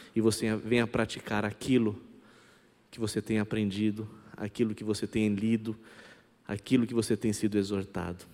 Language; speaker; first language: Portuguese; non-native, local second language; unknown